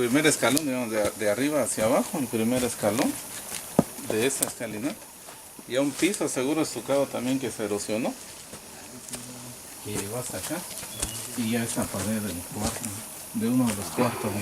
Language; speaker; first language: Spanish; native; Spanish